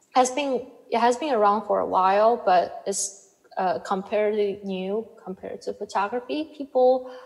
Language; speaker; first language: English; non-native, fluent; Chinese